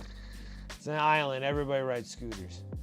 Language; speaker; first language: English; native; English